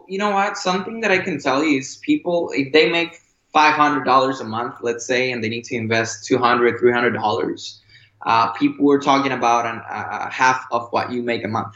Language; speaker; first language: English; non-native, fluent; Spanish